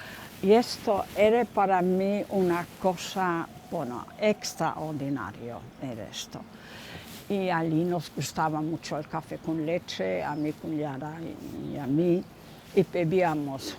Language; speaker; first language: Spanish; non-native, fluent; German